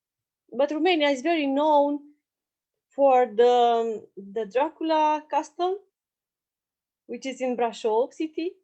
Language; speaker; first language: English; non-native, learner; Romanian